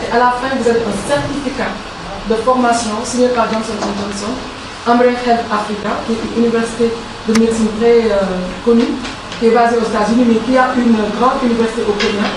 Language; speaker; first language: French; non-native, local second language; Wolof